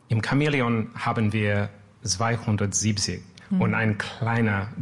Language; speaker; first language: German; non-native, learner; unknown